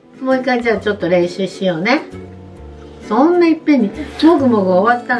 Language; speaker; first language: Japanese; native; Japanese